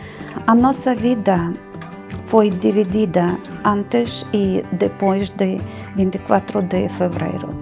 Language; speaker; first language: Portuguese; non-native, fluent; Ukrainian